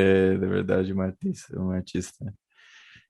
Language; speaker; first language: Portuguese; non-native, fluent; Spanish